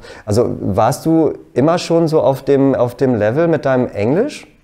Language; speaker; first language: German; native; German